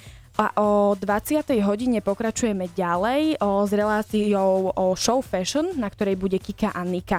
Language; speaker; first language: Slovak; native; Slovak